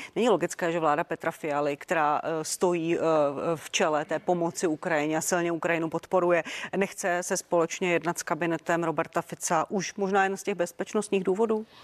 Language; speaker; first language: Czech; native; Czech